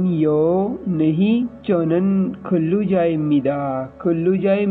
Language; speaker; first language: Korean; non-native, fluent; Pashto